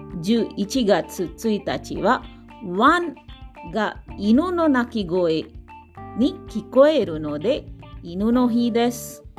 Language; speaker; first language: Japanese; non-native, learner; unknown